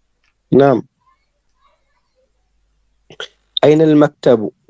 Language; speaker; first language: Arabic; non-native, learner; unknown